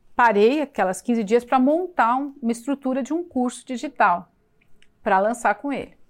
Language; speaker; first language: Portuguese; native; Portuguese